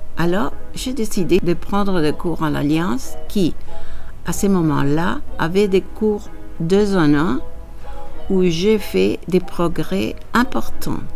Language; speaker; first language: French; non-native, fluent; Spanish